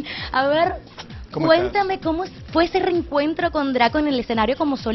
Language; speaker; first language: Spanish; native; Spanish